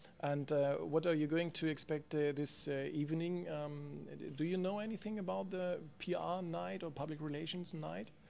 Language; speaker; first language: English; non-native, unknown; German